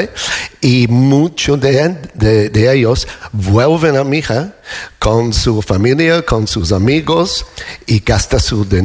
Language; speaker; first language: Spanish; non-native, fluent; English